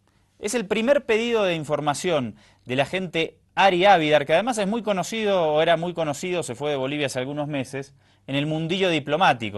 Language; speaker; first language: Spanish; native; Spanish